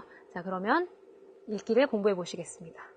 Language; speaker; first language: Korean; native; Korean